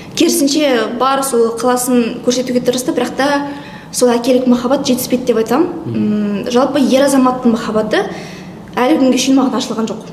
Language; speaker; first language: Kazakh; non-native, local second language; Russian